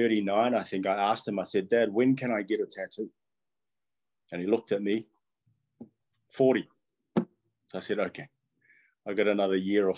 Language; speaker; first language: English; non-native, local second language; Tongan